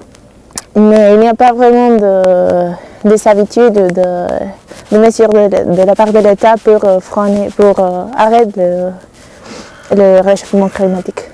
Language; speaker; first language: French; non-native, fluent; Spanish